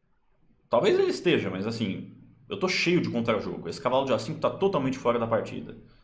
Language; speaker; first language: Portuguese; native; Portuguese